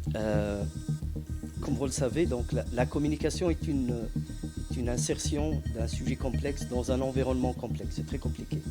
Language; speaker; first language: French; non-native, local second language; Arabic